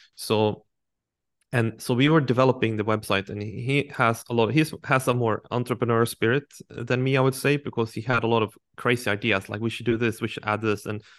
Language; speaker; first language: English; non-native, fluent; Swedish